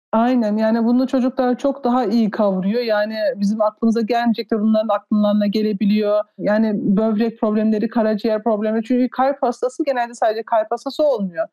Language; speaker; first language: Turkish; early bilingual, heritage; Turkish